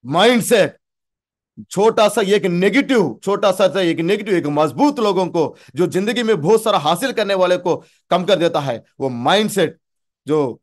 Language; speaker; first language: Hindi; non-native, local second language; Telugu